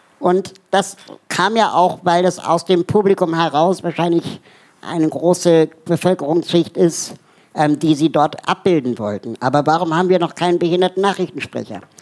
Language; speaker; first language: German; native; German